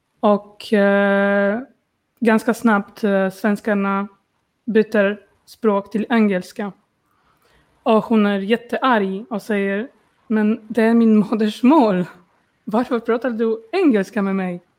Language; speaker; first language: Swedish; non-native, learner; Polish